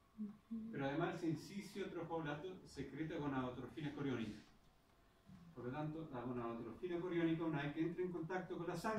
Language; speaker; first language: Spanish; native; Spanish